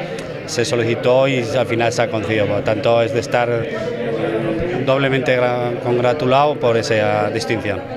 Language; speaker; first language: Spanish; native; Spanish